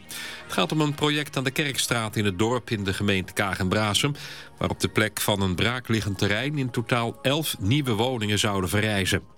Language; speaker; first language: Dutch; native; Dutch